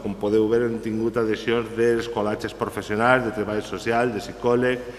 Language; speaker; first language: Catalan; non-native, local second language; Spanish